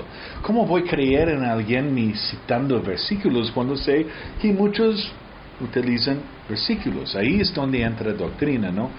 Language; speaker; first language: Spanish; early bilingual, heritage; Spanish